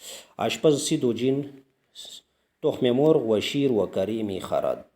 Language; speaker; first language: Persian; non-native, fluent; Urdu